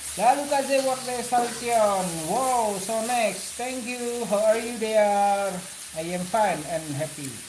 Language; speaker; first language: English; non-native, learner; Indonesian